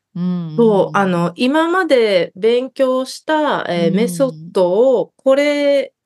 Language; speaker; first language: Japanese; native; Japanese